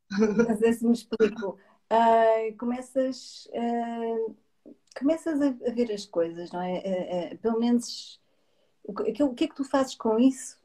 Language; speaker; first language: Portuguese; native; Portuguese